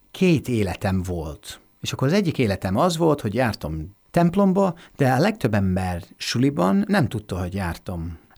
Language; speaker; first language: Hungarian; non-native, fluent; English